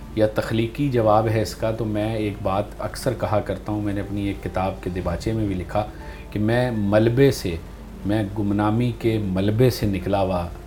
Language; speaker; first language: Urdu; native; Urdu